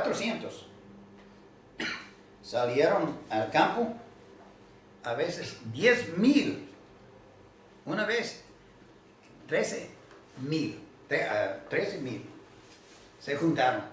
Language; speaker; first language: Spanish; non-native, fluent; English